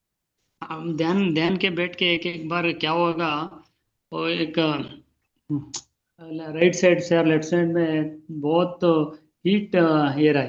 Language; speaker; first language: Hindi; non-native, local second language; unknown